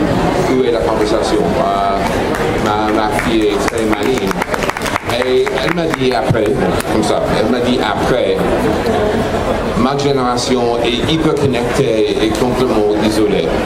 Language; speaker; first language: French; non-native, fluent; English